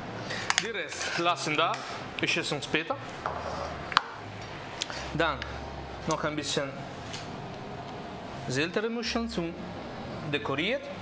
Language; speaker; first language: German; non-native, learner; Italian